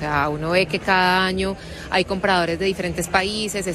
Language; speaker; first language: Spanish; native; Spanish